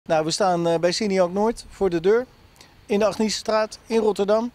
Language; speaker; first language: Dutch; native; Dutch